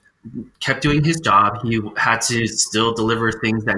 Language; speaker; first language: English; native; English